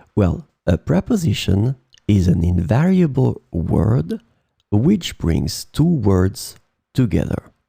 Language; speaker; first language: English; non-native, fluent; French